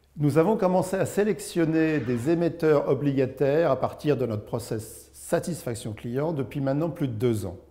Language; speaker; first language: French; native; French